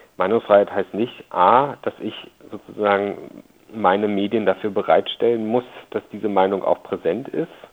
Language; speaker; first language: German; native; German